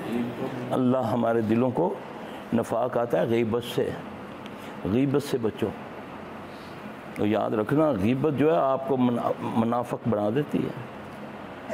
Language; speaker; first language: Hindi; non-native, local second language; Punjabi